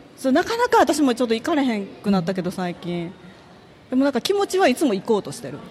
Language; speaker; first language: Japanese; native; Japanese